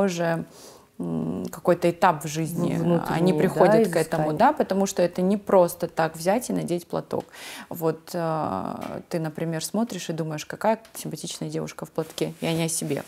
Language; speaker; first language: Russian; non-native, local second language; Ossetic